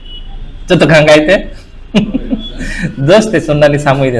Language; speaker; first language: Japanese; non-native, fluent; Bangla